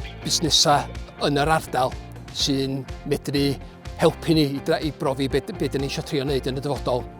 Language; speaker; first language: Welsh; native; Welsh